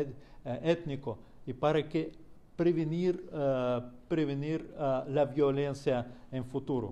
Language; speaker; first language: Spanish; non-native, fluent; Russian